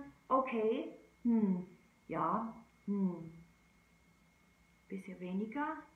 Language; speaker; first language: German; non-native, fluent; English